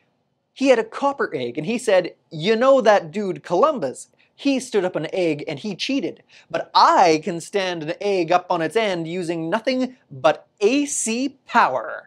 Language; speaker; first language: English; native; English